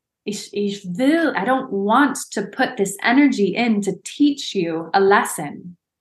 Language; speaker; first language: English; native; English